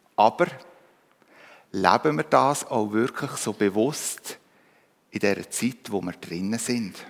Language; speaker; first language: German; native; German